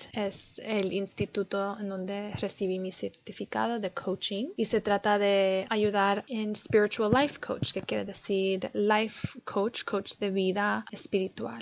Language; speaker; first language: Spanish; early bilingual, heritage; Spanish